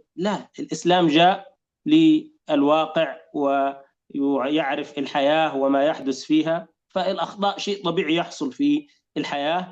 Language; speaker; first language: Arabic; native; Arabic